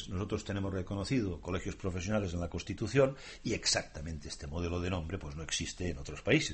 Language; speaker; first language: Spanish; native; Spanish